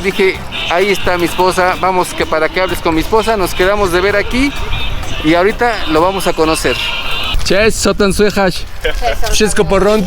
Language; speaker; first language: Spanish; native; Spanish